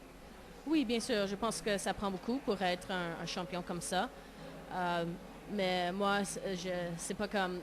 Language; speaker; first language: French; non-native, local second language; English